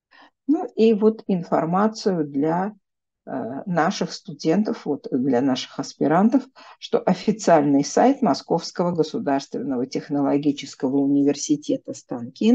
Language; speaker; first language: Russian; native; Russian